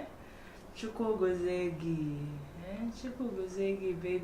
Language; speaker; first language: Igbo; non-native, learner; Filipino